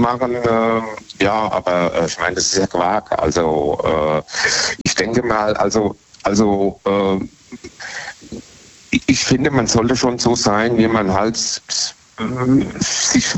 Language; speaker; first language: German; native; German